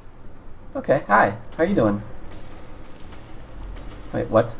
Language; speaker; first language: English; native; English